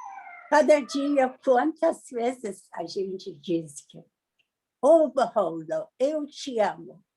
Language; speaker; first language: Portuguese; non-native, learner; Persian